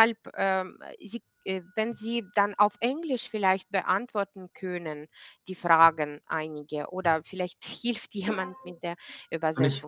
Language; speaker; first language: German; non-native, fluent; Ukrainian